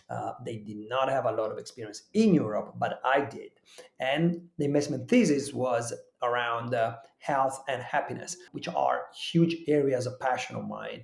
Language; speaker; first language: English; non-native, fluent; Italian